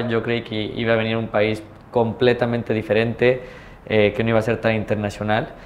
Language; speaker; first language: Spanish; native; Spanish